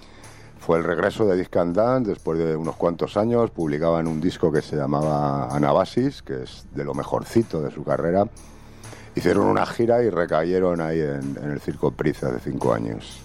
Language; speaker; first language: Spanish; native; Spanish